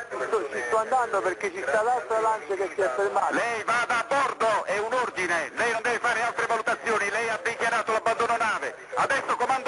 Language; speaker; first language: Italian; native; Italian